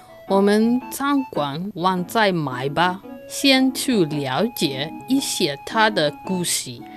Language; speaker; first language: Chinese; non-native, learner; English